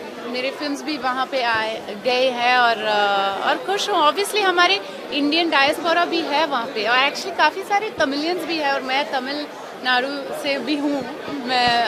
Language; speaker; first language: Hindi; non-native, local second language; French